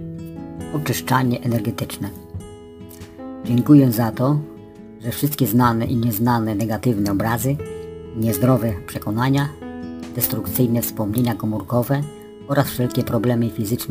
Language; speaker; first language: Polish; native; Polish